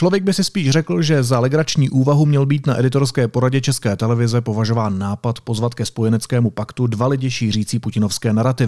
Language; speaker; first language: Czech; native; Czech